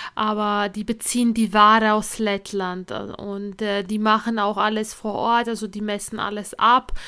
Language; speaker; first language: German; non-native, fluent; Latvian